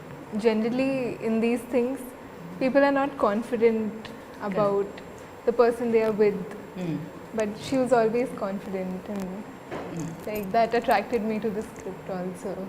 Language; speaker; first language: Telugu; non-native, learner; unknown